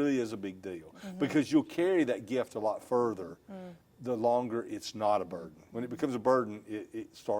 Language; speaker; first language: English; native; English